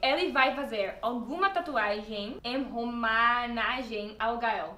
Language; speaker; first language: Portuguese; non-native, learner; Dutch